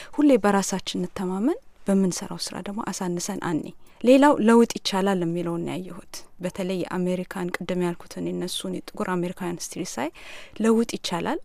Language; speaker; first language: Amharic; native; Amharic